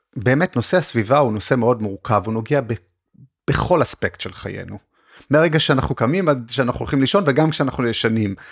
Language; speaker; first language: Hebrew; native; Hebrew